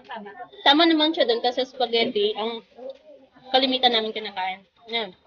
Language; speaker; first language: Filipino; native; Filipino